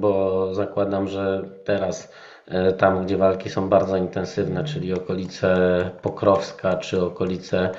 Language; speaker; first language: Polish; native; Polish